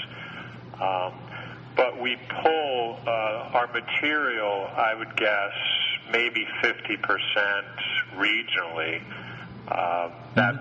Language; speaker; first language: English; native; English